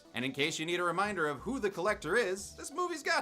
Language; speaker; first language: English; native; English